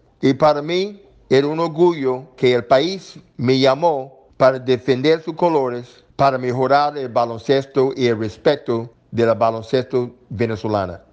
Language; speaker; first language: Spanish; non-native, learner; English